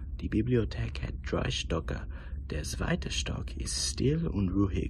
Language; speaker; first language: German; non-native, learner; English